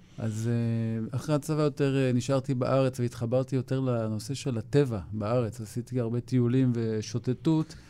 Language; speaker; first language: Hebrew; native; Hebrew